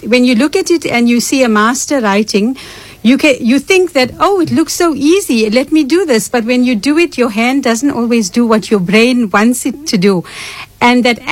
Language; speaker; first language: English; native; English